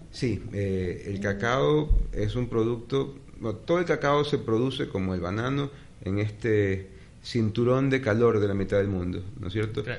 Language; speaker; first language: Spanish; native; Spanish